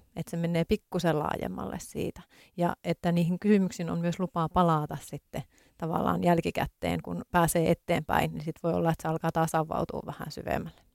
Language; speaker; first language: Finnish; native; Finnish